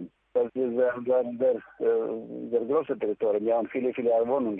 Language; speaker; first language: German; non-native, learner; Ukrainian